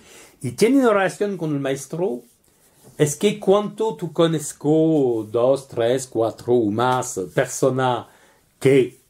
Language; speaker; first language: Spanish; non-native, learner; French